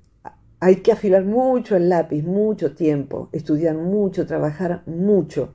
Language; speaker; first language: Spanish; native; Spanish